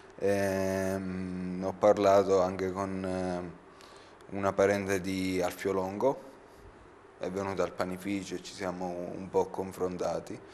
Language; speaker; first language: Italian; native; Italian